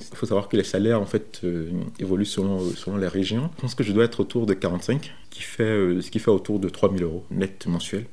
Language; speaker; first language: French; non-native, local second language; Fon